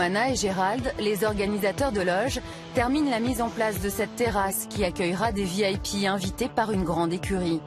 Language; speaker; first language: French; native; French